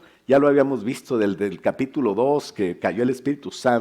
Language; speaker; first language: Spanish; native; Spanish